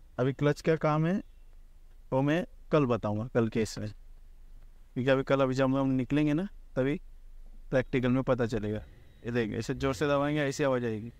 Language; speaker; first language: Hindi; non-native, local second language; Marathi